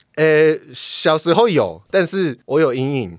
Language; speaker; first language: Chinese; non-native, fluent; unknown